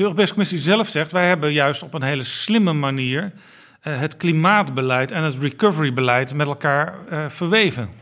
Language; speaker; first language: Dutch; native; Dutch